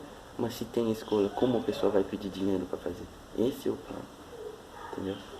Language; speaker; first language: Portuguese; non-native, fluent; Haitian Creole